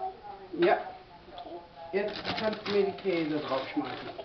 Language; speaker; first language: German; non-native, fluent; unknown